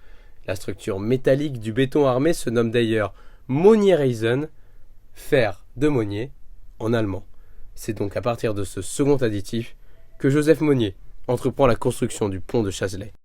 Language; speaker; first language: French; native; French